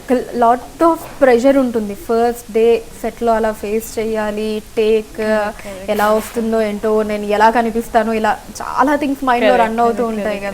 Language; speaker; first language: Telugu; native; Telugu